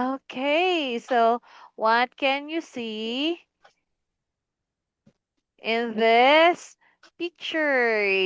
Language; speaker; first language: English; non-native, fluent; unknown